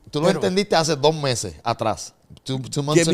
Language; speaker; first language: Spanish; native; Spanish